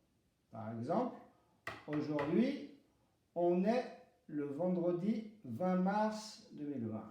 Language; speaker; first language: French; non-native, fluent; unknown